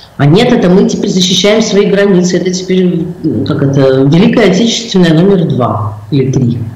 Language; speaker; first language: Russian; native; Russian